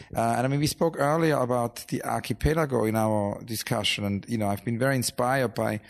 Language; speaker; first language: English; non-native, fluent; German